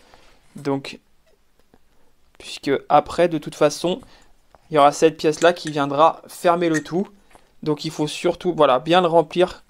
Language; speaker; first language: French; native; French